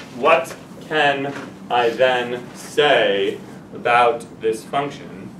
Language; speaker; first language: English; native; English